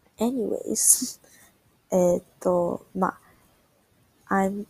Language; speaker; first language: Japanese; non-native, learner; English